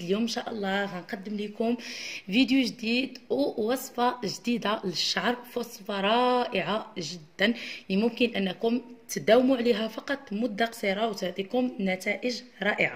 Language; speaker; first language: Arabic; native; Arabic